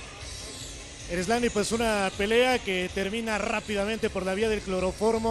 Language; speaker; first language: Spanish; native; Spanish